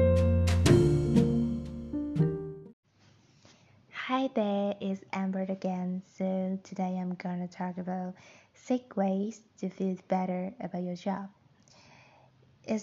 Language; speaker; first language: English; non-native, fluent; Vietnamese